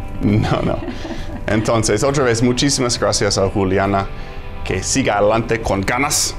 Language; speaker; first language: Spanish; non-native, fluent; English